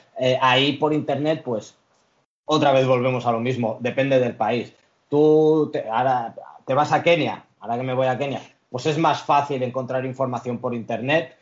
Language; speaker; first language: Spanish; early bilingual, other home language; Arabic